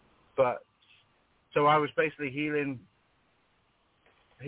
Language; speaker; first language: English; native; English